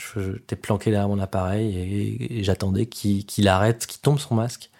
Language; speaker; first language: French; native; French